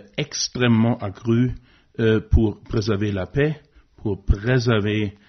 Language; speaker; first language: French; non-native, fluent; German